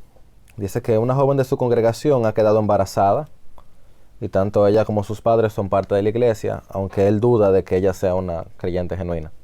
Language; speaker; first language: Spanish; native; Spanish